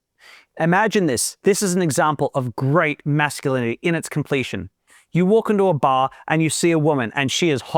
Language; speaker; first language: English; native; English